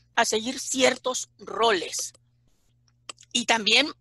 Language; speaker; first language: Spanish; native; Spanish